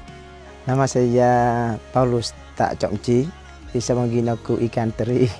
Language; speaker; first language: Indonesian; non-native, learner; Vietnamese